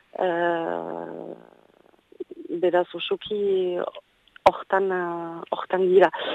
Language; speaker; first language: Basque; non-native, local second language; French